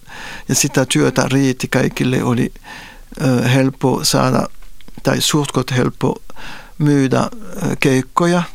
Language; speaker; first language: Finnish; non-native, fluent; Spanish